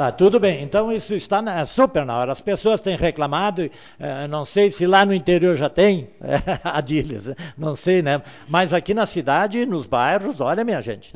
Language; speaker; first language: Portuguese; native; Portuguese